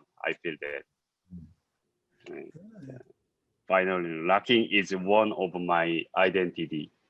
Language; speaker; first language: English; non-native, learner; Korean